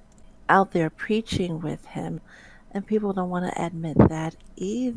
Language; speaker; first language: English; native; English